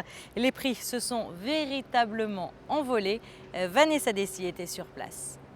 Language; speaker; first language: French; native; French